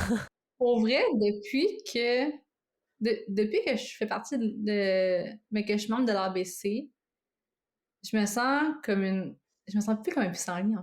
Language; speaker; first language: French; native; French